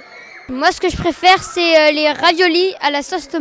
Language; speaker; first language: French; native; French